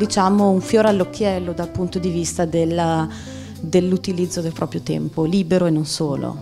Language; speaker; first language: Italian; native; Italian